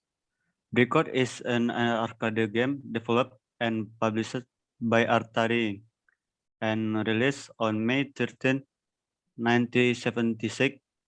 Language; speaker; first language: English; non-native, learner; Indonesian